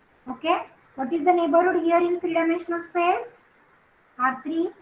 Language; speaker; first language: English; non-native, local second language; Marathi